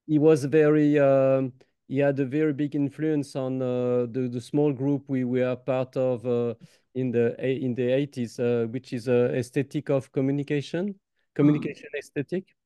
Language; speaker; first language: English; non-native, fluent; French